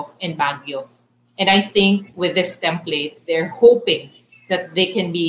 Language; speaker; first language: English; non-native, local second language; Cebuano